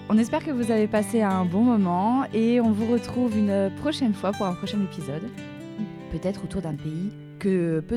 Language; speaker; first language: French; native; French